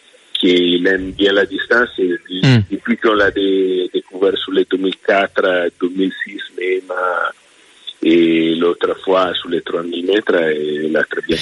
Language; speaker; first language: French; non-native, fluent; Italian